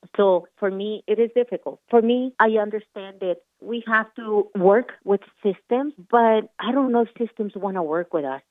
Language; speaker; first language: English; non-native, fluent; Spanish